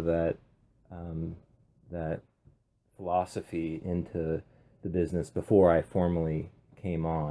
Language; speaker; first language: English; native; English